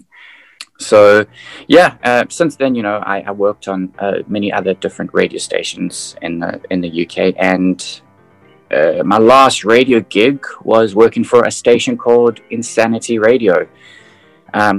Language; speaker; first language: English; native; English